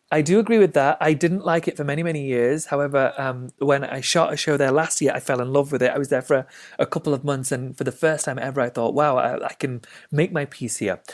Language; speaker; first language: English; native; English